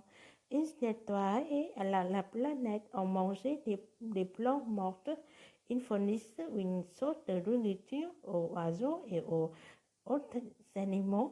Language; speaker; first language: French; non-native, learner; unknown